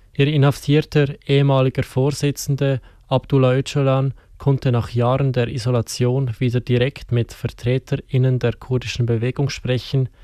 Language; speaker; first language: German; native; German